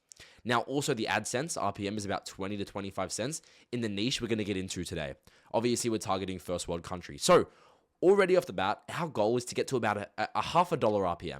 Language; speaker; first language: English; native; English